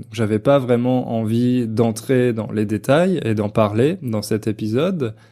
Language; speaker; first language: French; native; French